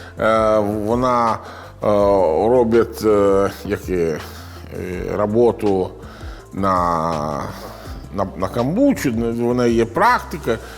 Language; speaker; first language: Ukrainian; non-native, learner; Italian